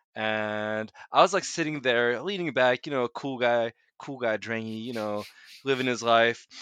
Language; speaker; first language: English; native; English